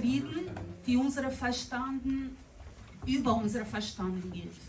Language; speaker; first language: German; non-native, learner; Portuguese